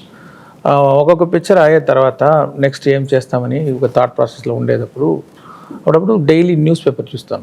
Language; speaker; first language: Telugu; non-native, local second language; Tamil